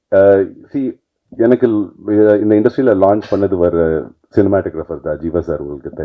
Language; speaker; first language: Tamil; non-native, fluent; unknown